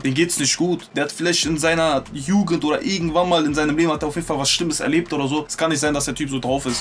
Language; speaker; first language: German; native; German